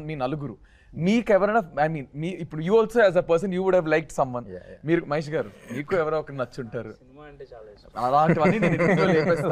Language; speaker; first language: Telugu; native; Telugu